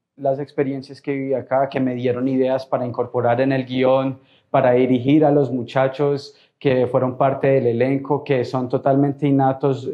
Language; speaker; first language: Spanish; early bilingual, heritage; Spanish